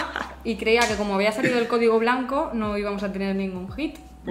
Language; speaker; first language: Spanish; native; Spanish